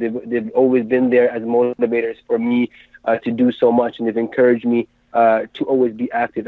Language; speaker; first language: English; native; English